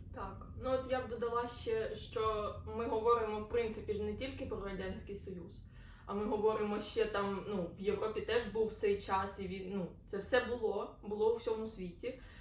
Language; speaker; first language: Ukrainian; non-native, local second language; Russian